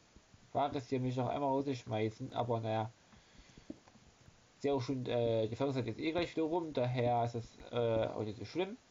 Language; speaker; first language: German; native; German